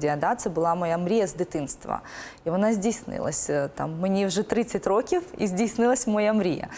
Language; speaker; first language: Ukrainian; non-native, local second language; Russian